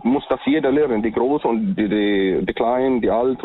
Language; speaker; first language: German; non-native, learner; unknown